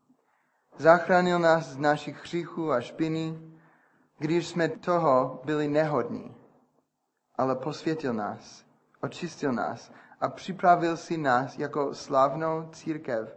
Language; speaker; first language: Czech; non-native, fluent; English